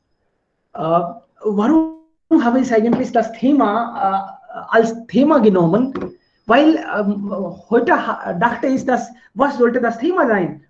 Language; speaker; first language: German; non-native, fluent; Hindi